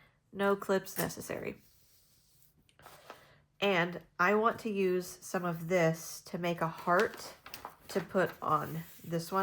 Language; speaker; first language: English; native; English